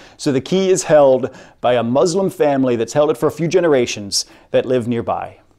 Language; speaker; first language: English; native; English